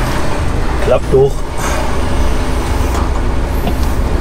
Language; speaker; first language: German; native; German